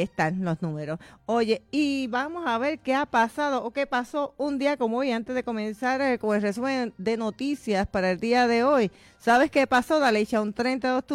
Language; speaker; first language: Spanish; native; Spanish